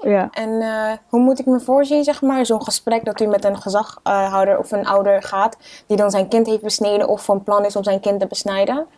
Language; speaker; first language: Dutch; native; Dutch